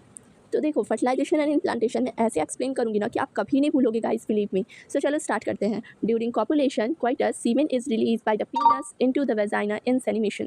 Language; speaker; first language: Hindi; native; Hindi